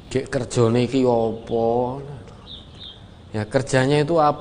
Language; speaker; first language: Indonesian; non-native, local second language; Javanese